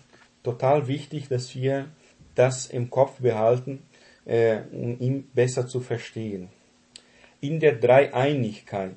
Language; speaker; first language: German; non-native, fluent; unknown